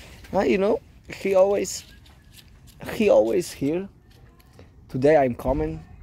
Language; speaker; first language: English; non-native, learner; Polish